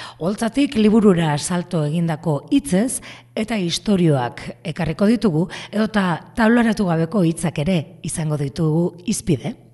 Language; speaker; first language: Basque; native; Basque